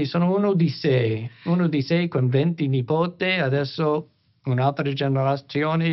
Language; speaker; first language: Italian; non-native, fluent; English